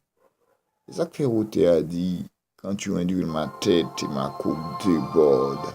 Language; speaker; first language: French; non-native, local second language; Haitian Creole